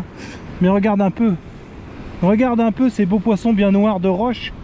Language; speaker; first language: French; native; French